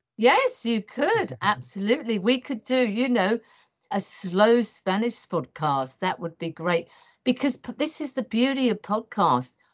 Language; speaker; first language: English; native; English